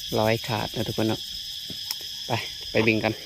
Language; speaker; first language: Thai; non-native, local second language; Northeastern Thai